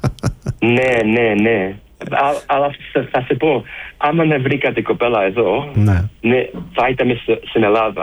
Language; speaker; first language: Greek; early bilingual, heritage; English